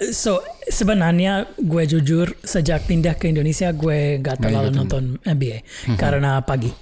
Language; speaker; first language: Indonesian; early bilingual, other home language; English